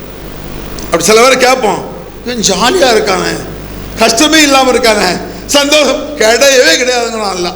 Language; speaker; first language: Tamil; native; Tamil